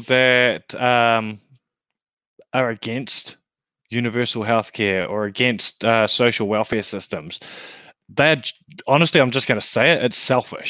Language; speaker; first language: English; native; English